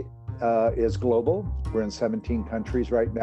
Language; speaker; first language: English; native; English